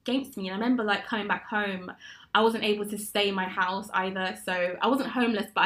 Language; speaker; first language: English; native; English